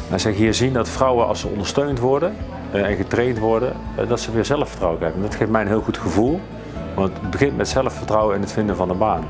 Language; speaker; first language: Dutch; native; Dutch